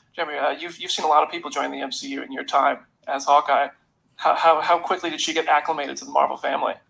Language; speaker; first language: English; native; English